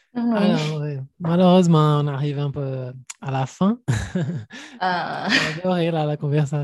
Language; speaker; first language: French; non-native, fluent; Portuguese